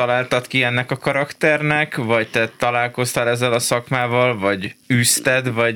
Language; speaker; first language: Hungarian; native; Hungarian